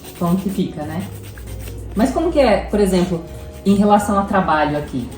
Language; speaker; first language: Portuguese; native; Portuguese